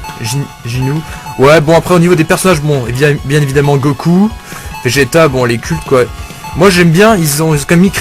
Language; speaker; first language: French; native; French